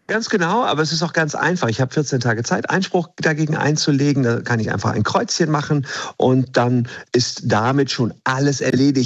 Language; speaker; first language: German; native; German